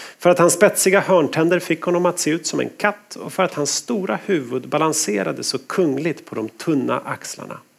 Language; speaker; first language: Swedish; native; Swedish